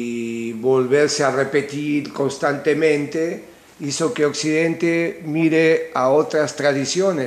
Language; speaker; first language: Spanish; native; Spanish